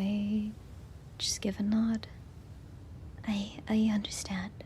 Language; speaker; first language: English; native; English